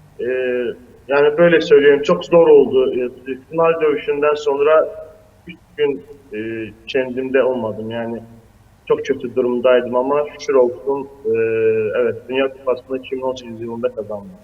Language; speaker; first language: Turkish; non-native, fluent; Azerbaijani